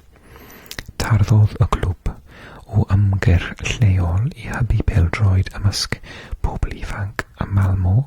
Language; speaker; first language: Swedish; non-native, fluent; English